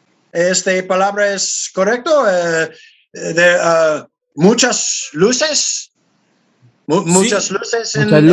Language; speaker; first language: Spanish; non-native, learner; English